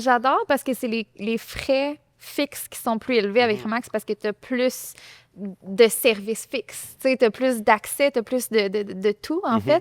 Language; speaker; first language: French; native; French